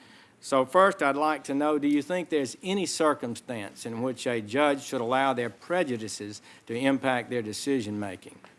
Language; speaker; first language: English; native; English